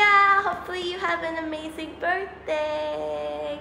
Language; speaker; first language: English; native; English